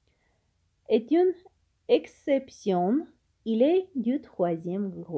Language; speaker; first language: French; non-native, fluent; Armenian